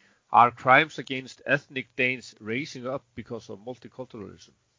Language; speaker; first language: English; non-native, fluent; Icelandic